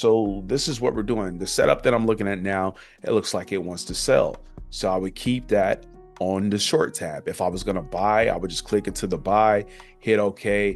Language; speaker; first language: English; native; English